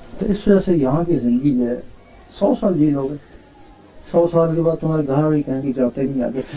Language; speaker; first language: Urdu; non-native, local second language; Punjabi